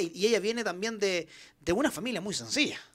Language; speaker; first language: Spanish; native; Spanish